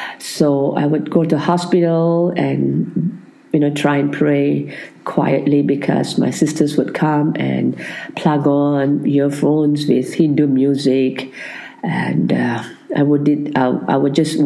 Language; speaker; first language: English; non-native, local second language; Tamil